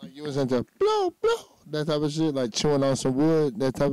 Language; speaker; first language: English; native; English